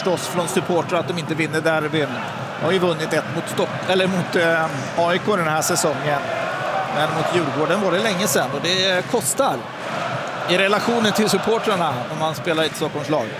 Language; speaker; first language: Swedish; native; Swedish